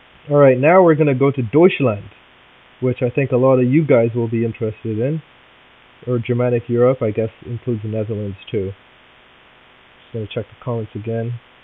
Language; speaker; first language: English; native; English